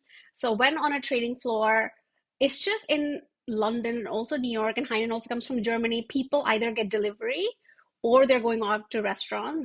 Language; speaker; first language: English; non-native, local second language; Hindi